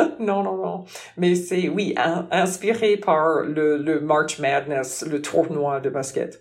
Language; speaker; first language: French; non-native, fluent; English